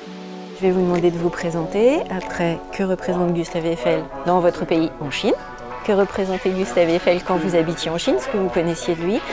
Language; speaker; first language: French; native; French